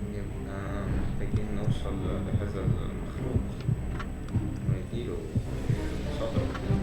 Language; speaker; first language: Arabic; native; Arabic